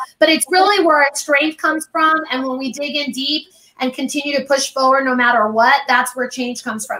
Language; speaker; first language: English; early bilingual, other home language; Spanish